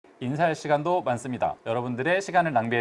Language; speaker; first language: Korean; native; Korean